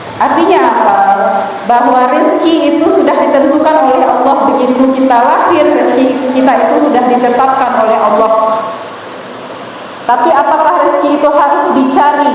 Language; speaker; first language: Indonesian; native; Indonesian